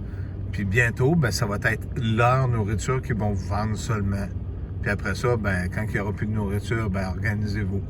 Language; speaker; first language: French; native; French